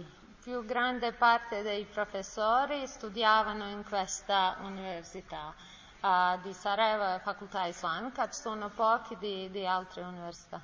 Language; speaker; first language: Italian; non-native, learner; Bosnian